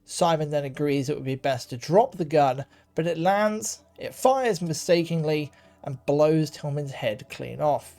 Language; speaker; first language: English; native; English